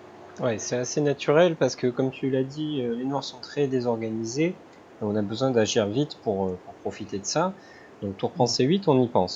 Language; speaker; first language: French; native; French